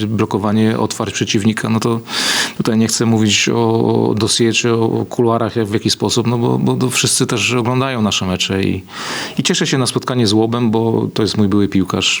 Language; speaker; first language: Polish; native; Polish